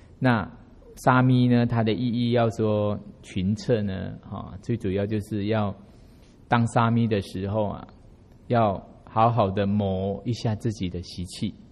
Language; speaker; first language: Chinese; native; Chinese